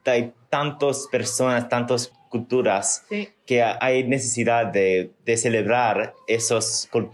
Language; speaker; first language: Spanish; early bilingual, heritage; Spanish